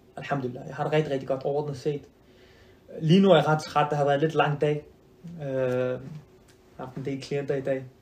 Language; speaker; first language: Danish; early bilingual, other home language; Arabic